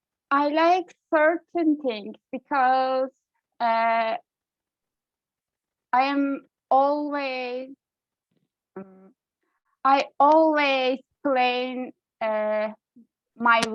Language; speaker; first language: English; non-native, learner; Turkish